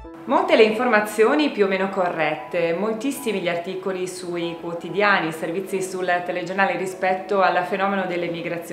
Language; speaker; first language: Italian; native; Italian